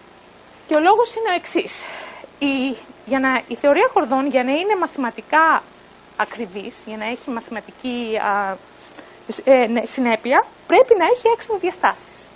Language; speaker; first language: Greek; native; Greek